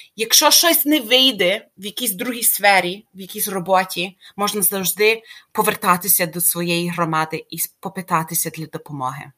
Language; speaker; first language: Ukrainian; early bilingual, heritage; Ukrainian